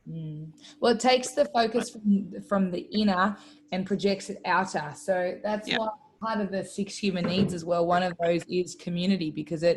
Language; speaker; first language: English; native; English